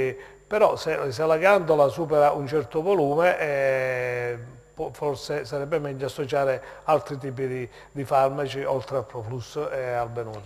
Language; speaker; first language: Italian; native; Italian